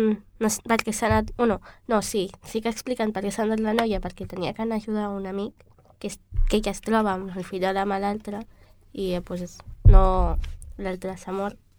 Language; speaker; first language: Catalan; non-native, local second language; Spanish